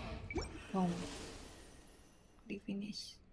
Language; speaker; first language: English; non-native, learner; Vietnamese